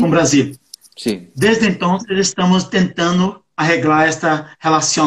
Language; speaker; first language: Portuguese; non-native, learner; Spanish